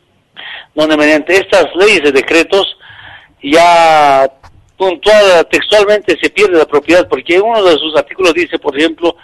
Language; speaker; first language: Spanish; native; Spanish